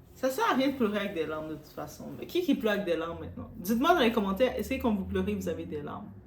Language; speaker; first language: French; non-native, local second language; Arabic